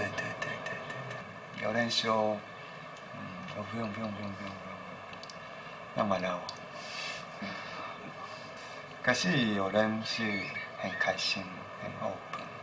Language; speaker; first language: Chinese; non-native, learner; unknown